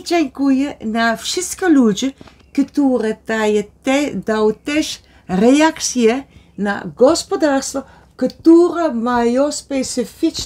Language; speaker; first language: Polish; non-native, learner; Dutch